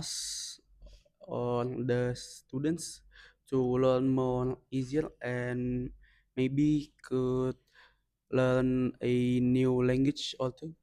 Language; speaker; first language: English; non-native, learner; Indonesian